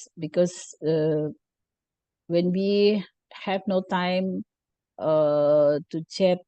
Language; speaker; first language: English; non-native, learner; Indonesian